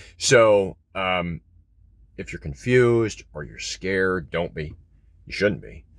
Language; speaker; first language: English; native; English